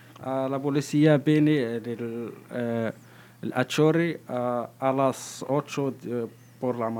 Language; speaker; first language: Spanish; non-native, learner; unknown